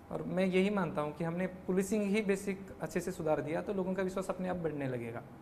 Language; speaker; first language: Hindi; non-native, local second language; Marathi